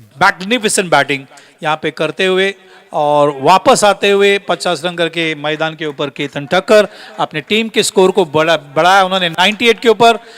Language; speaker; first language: Hindi; non-native, local second language; Marathi